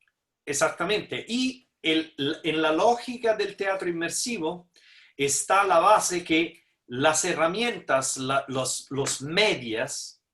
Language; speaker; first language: Spanish; non-native, fluent; Italian